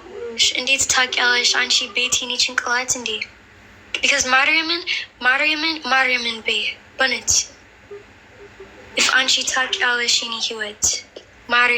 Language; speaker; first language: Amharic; early bilingual, heritage; Amharic